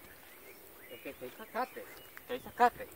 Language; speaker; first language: Spanish; native; Spanish